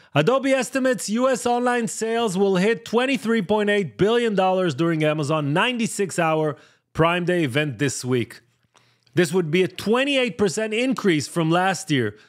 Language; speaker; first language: English; non-native, fluent; Hebrew